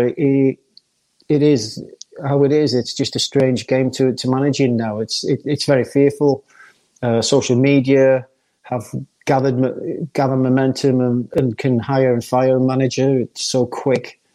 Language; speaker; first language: English; native; English